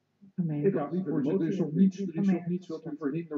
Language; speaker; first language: Dutch; native; Dutch